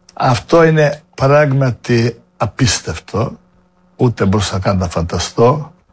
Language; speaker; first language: Greek; non-native, fluent; Serbian